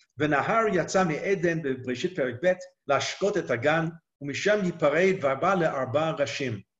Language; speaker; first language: Hebrew; native; Hebrew